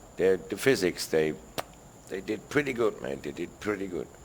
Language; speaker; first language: English; non-native, fluent; German